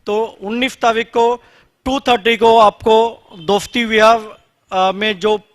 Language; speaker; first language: Hindi; non-native, local second language; Marathi